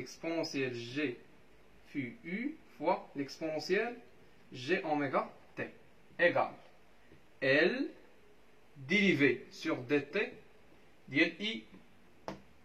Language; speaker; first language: French; non-native, local second language; Arabic